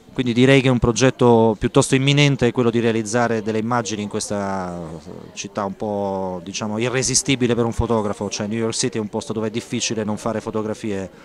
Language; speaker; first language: Italian; native; Italian